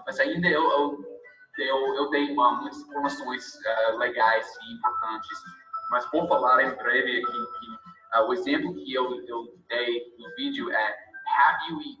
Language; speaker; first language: Portuguese; non-native, fluent; English